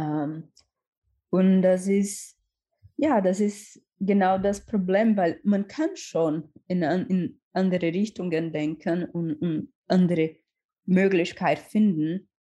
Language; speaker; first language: German; non-native, learner; Portuguese